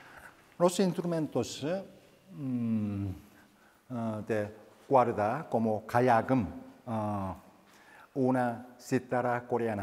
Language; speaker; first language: Spanish; non-native, fluent; Korean